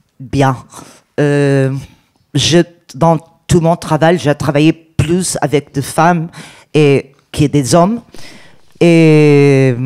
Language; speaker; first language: French; non-native, learner; Portuguese